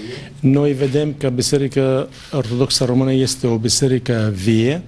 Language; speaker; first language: Romanian; non-native, fluent; Arabic